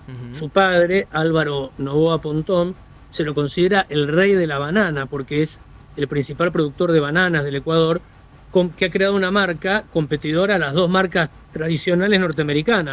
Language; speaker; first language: Spanish; native; Spanish